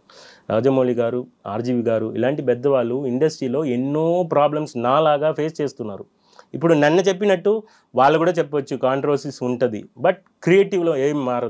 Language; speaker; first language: Telugu; non-native, fluent; Tamil